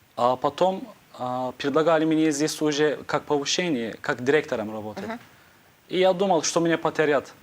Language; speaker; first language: Ukrainian; non-native, learner; Turkish